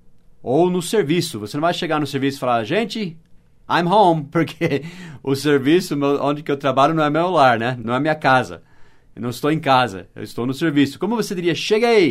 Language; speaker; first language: Portuguese; non-native, fluent; English